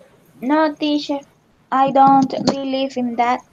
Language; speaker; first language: English; non-native, learner; Spanish